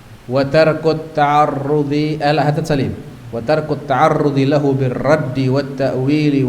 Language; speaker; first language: Arabic; non-native, fluent; Indonesian